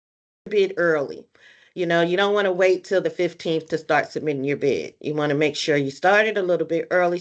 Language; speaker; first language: English; native; English